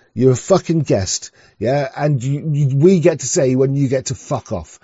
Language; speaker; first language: English; native; English